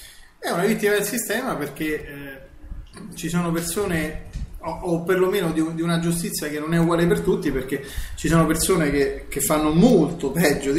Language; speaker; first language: Italian; native; Italian